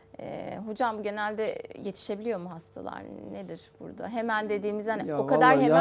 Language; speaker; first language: Turkish; native; Turkish